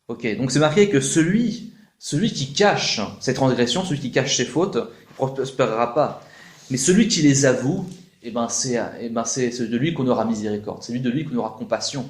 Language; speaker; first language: French; native; French